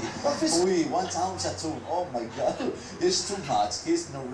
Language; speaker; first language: English; non-native, learner; Spanish